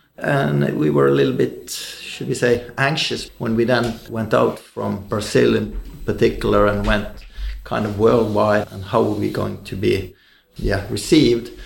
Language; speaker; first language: English; non-native, fluent; Norwegian